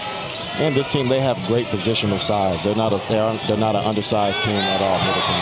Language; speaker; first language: English; native; English